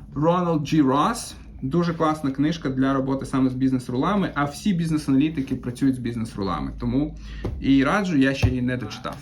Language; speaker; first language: Ukrainian; non-native, local second language; Russian